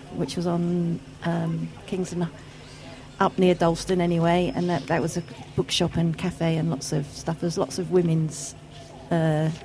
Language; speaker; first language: English; native; English